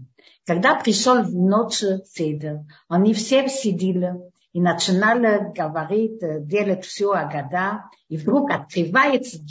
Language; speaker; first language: Russian; early bilingual, heritage; Hebrew